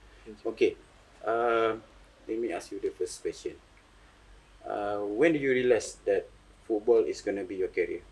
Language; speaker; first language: English; non-native, fluent; Malay